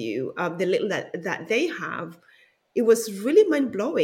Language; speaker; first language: English; non-native, local second language; Luo (Kenya and Tanzania)